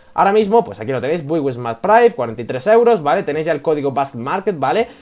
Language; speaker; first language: Spanish; native; Spanish